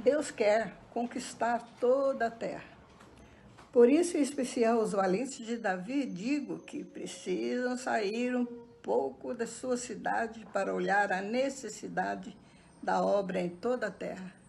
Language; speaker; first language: Portuguese; native; Portuguese